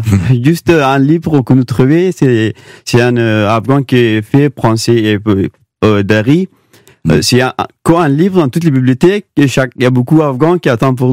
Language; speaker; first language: French; non-native, learner; Pashto